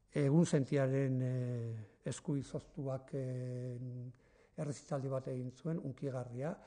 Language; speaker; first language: Basque; native; Basque